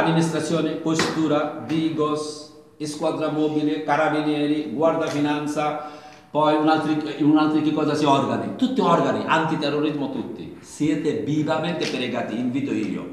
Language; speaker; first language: Italian; non-native, learner; Bangla